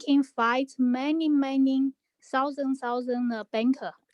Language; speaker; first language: English; non-native, learner; Chinese